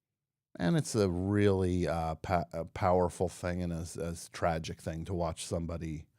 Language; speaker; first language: English; native; English